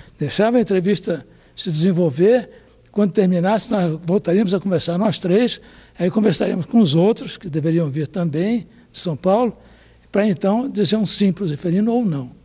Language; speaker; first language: Portuguese; native; Portuguese